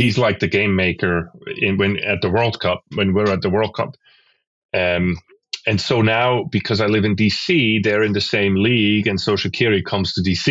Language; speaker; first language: English; non-native, fluent; Swiss German